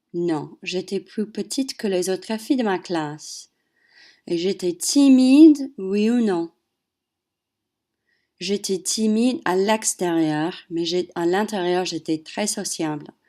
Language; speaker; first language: French; non-native, learner; English